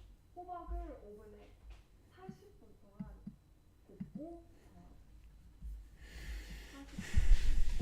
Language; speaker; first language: Korean; non-native, fluent; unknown